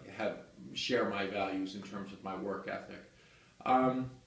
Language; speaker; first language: English; native; English